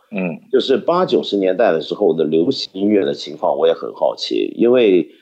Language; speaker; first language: Chinese; non-native, local second language; Cantonese